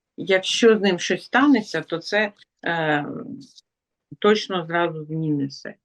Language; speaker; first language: Ukrainian; non-native, local second language; Russian